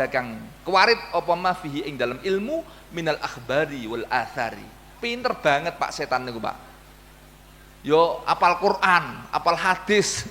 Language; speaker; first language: Indonesian; non-native, local second language; Javanese